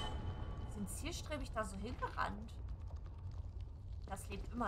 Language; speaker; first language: German; native; German